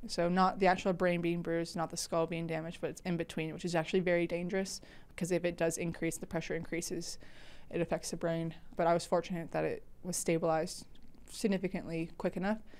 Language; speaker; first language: English; native; English